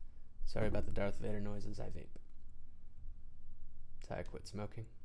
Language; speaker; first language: English; native; English